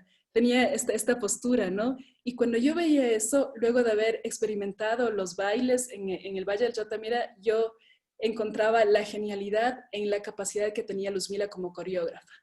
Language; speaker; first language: Spanish; native; Spanish